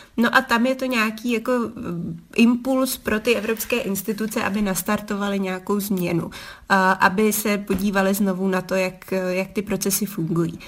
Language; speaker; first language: Czech; native; Czech